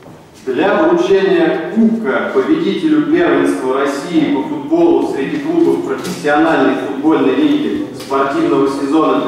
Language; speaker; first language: Russian; native; Russian